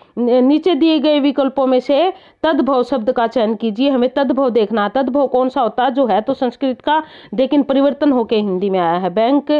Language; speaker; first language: Hindi; native; Hindi